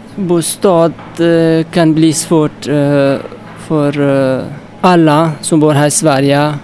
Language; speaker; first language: Swedish; non-native, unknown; Persian